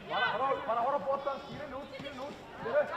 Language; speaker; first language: Icelandic; non-native, learner; Swedish